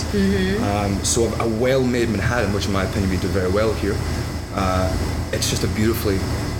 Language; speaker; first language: English; native; English